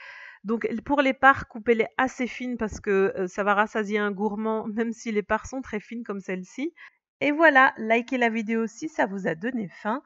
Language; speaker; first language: French; native; French